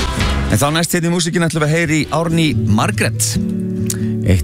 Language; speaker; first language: Icelandic; native; Icelandic